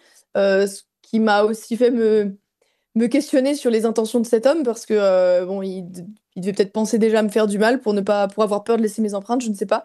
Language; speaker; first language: French; native; French